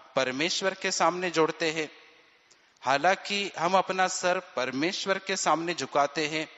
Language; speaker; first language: Hindi; non-native, local second language; Marathi